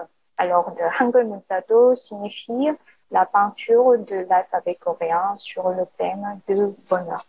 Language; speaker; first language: French; non-native, learner; Korean